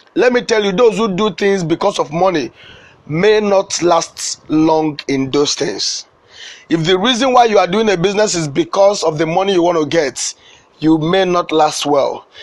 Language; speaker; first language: English; non-native, local second language; Igbo